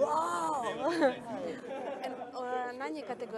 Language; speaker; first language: Japanese; non-native, learner; Ukrainian